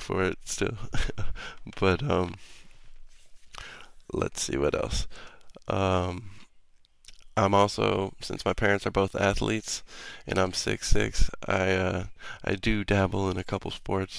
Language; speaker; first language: English; native; English